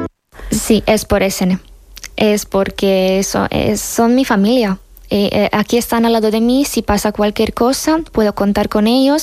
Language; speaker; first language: Spanish; non-native, fluent; Hungarian